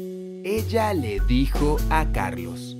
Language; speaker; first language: Spanish; non-native, fluent; English